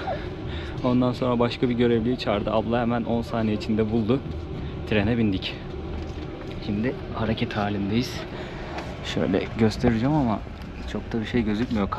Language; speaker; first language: Turkish; native; Turkish